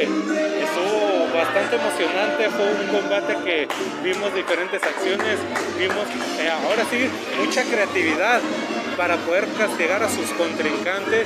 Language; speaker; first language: Spanish; native; Spanish